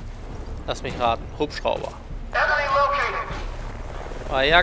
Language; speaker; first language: German; native; German